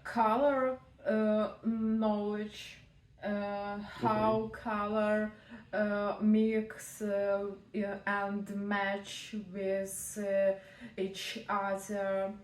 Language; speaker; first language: English; non-native, learner; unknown